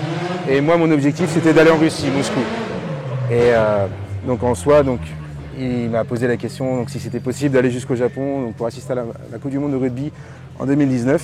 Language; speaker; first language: French; native; French